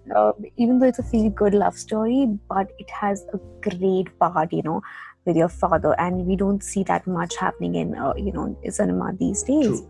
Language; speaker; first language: English; non-native, local second language; Punjabi